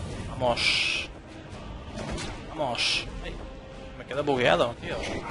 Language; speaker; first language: Spanish; native; Spanish